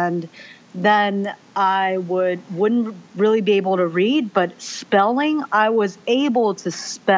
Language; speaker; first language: English; early bilingual, other home language; Chinese